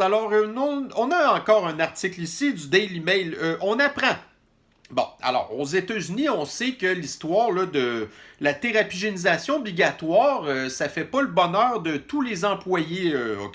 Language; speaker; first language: French; native; French